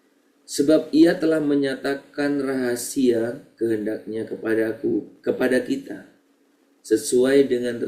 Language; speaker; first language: Indonesian; native; Indonesian